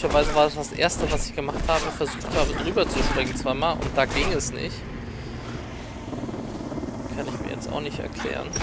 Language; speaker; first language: German; native; German